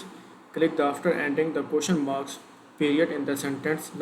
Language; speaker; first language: English; non-native, learner; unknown